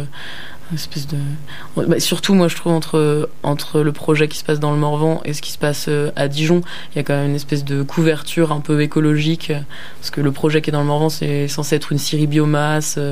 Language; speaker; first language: French; native; French